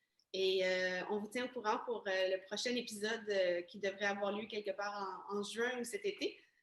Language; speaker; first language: French; native; French